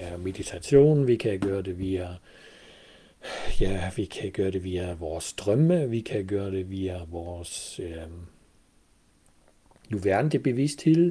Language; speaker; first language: Danish; non-native, fluent; German